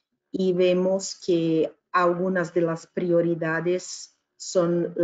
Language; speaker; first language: Spanish; non-native, fluent; Portuguese